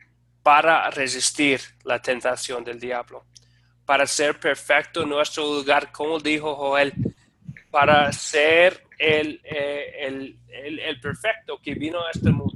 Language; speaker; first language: Spanish; non-native, fluent; English